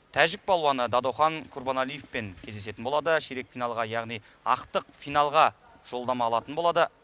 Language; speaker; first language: Kazakh; native; Kazakh